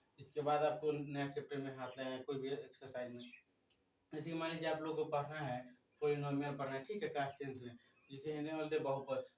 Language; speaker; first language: Hindi; native; Hindi